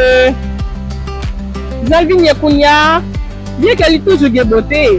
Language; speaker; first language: French; non-native, learner; Haitian Creole